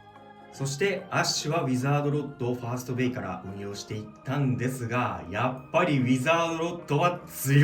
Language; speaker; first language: Japanese; native; Japanese